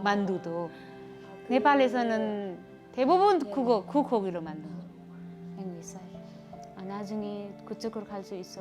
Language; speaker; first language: Korean; non-native, learner; Nepali